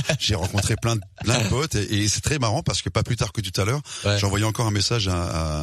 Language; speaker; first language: French; native; French